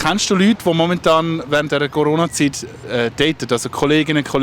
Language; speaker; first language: German; native; German